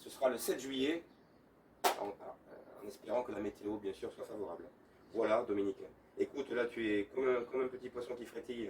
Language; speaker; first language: French; native; French